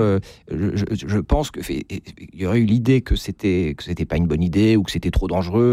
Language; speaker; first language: French; native; French